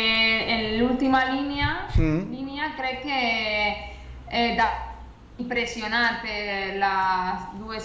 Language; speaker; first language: Catalan; non-native, local second language; Spanish